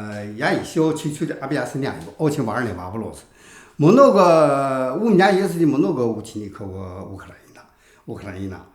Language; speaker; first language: Russian; non-native, learner; Chinese